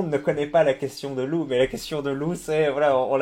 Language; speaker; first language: French; native; French